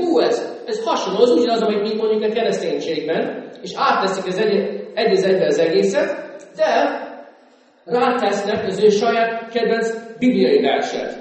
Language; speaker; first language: Hungarian; non-native, fluent; English